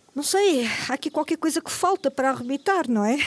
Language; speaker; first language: Portuguese; native; Portuguese